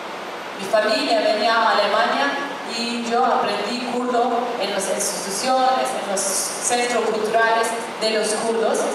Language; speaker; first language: Spanish; non-native, fluent; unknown